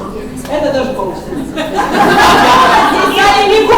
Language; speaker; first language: Russian; native; Russian